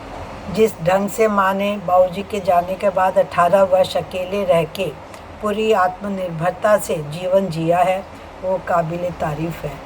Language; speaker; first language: Hindi; native; Hindi